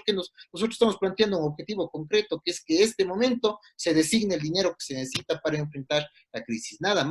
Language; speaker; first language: Spanish; native; Spanish